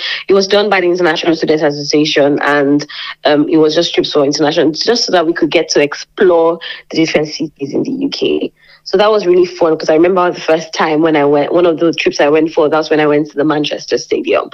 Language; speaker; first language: English; non-native, local second language; Yoruba